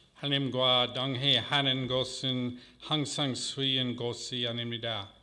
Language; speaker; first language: Korean; non-native, learner; English